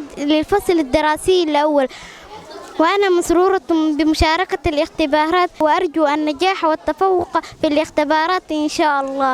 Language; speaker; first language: Arabic; non-native, learner; Somali